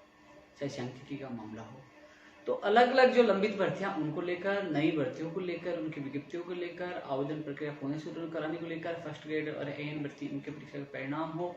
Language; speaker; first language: Hindi; native; Hindi